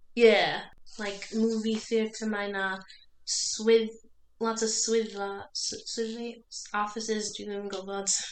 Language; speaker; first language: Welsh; non-native, learner; English